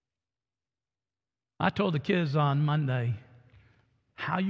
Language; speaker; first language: English; native; English